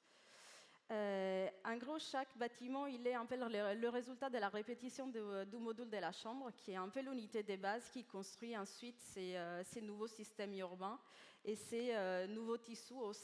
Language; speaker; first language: French; native; French